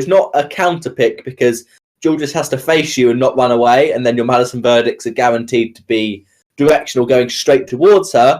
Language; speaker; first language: English; native; English